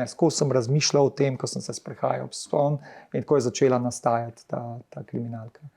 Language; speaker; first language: Slovenian; early bilingual, heritage; Slovenian